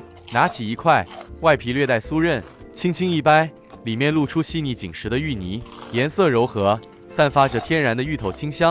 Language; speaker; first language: Chinese; native; Chinese